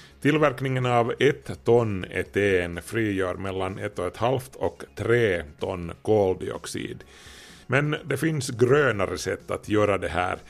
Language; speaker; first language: Swedish; native; Swedish